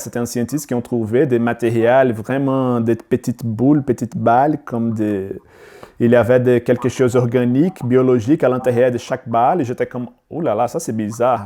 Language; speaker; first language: French; non-native, learner; Portuguese